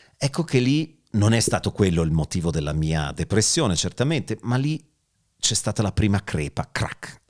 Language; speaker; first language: Italian; native; Italian